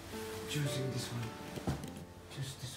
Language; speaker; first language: English; non-native, learner; Filipino